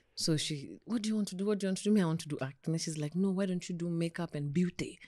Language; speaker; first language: English; non-native, local second language; Kikuyu